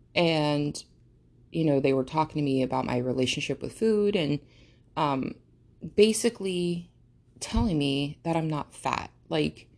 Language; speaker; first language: English; early bilingual, other home language; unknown